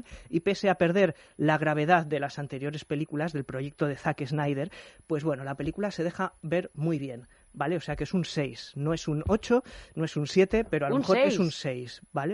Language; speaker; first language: Spanish; native; Spanish